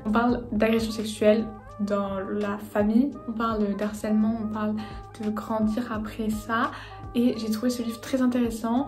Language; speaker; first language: French; native; French